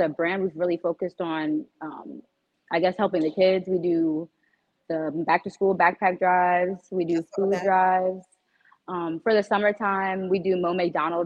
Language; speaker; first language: English; native; English